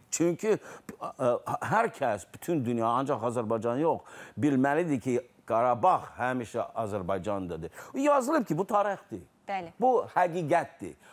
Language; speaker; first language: Azerbaijani; non-native, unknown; English